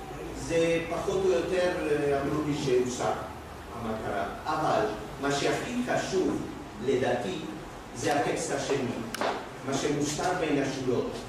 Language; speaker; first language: Hebrew; non-native, fluent; Spanish